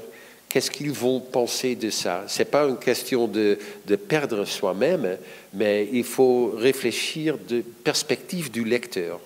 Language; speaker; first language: French; non-native, fluent; Dutch